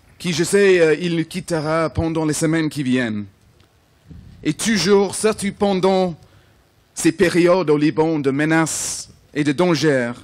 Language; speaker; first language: French; non-native, fluent; English